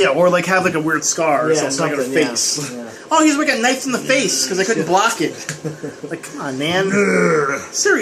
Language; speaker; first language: English; native; English